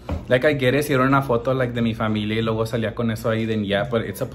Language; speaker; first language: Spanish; early bilingual, heritage; Spanish